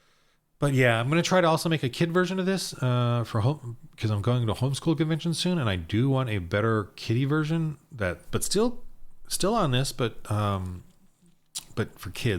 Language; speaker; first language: English; native; English